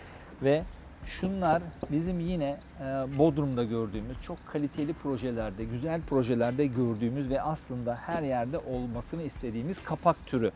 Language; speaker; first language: Turkish; native; Turkish